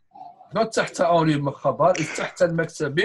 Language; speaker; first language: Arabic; non-native, fluent; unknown